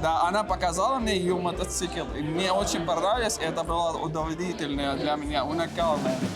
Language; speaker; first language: Russian; non-native, learner; Arabic